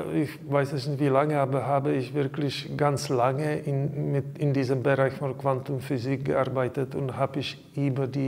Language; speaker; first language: German; non-native, learner; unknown